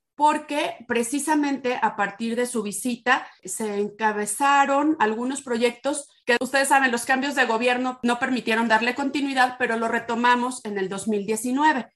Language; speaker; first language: Spanish; native; Spanish